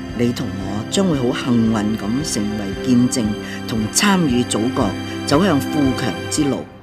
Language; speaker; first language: Chinese; non-native, local second language; Cantonese